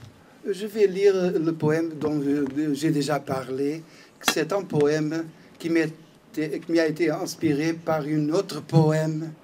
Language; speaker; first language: French; non-native, fluent; Portuguese